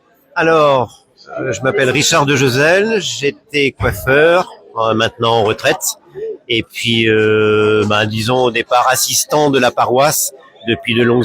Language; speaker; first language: French; native; French